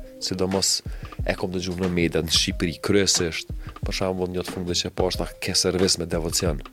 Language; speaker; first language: Albanian; native; Albanian